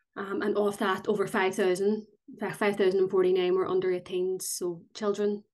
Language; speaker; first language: English; native; English